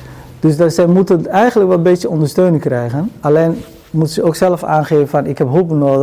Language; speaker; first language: Dutch; non-native, fluent; Somali